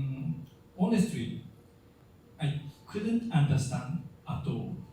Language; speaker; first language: English; non-native, fluent; Japanese